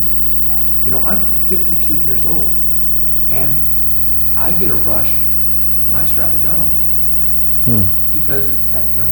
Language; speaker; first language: English; native; English